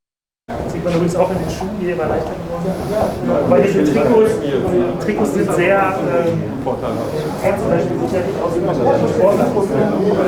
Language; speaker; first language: German; native; German